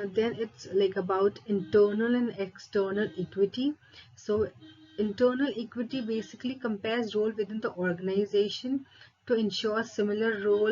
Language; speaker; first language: English; non-native, local second language; Hindi